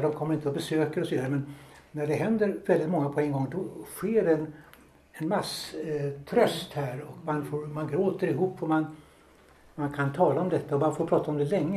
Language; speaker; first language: Swedish; native; Swedish